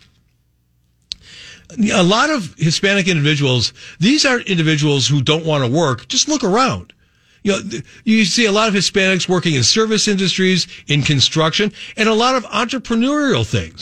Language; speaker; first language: English; native; English